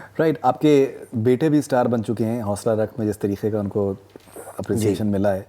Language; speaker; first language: Hindi; native; Hindi